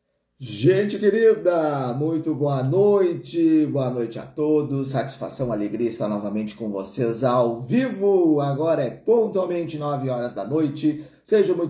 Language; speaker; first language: Portuguese; native; Portuguese